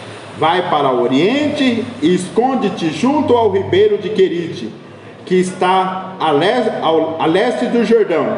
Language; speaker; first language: Portuguese; native; Portuguese